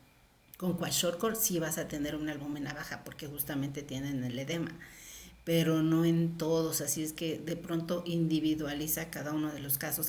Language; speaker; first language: Spanish; native; Spanish